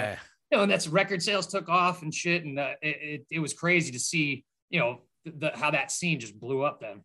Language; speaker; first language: English; native; English